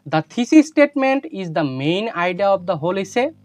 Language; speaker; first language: English; non-native, local second language; Bangla